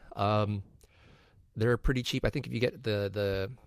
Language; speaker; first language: English; native; English